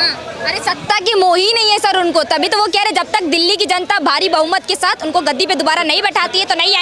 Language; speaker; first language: Hindi; native; Hindi